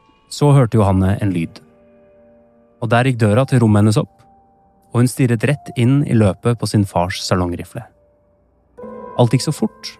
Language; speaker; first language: Norwegian; native; Norwegian